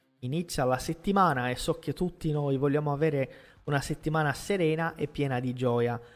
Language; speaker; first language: Italian; non-native, fluent; Portuguese